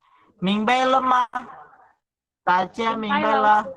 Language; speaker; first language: Chinese; non-native, fluent; Indonesian